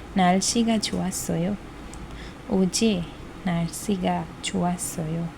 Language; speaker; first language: Korean; non-native, learner; Hindi